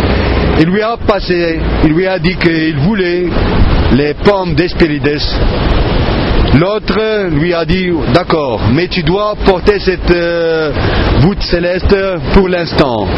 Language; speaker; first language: French; non-native, fluent; Arabic